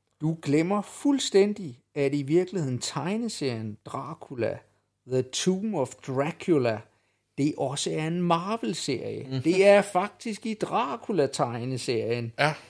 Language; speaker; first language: Danish; native; Danish